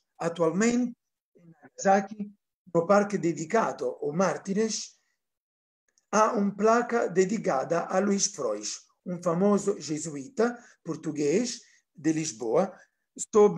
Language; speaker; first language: Portuguese; non-native, fluent; Italian